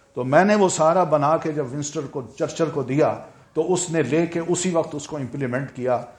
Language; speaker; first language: Urdu; native; Urdu